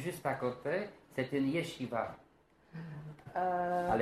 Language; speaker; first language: French; non-native, fluent; Slovak